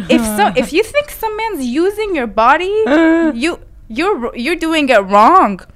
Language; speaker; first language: English; non-native, fluent; Persian